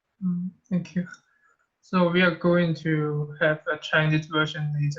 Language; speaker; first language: English; non-native, fluent; Chinese